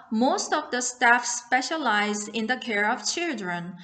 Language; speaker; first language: English; non-native, fluent; Korean